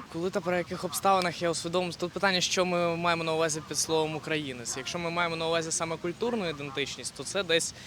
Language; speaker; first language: Ukrainian; non-native, local second language; Russian